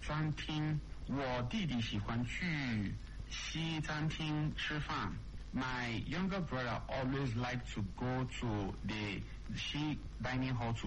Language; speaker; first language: English; non-native, learner; Chinese